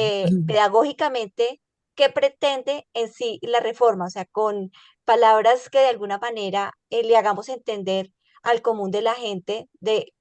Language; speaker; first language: Spanish; native; Spanish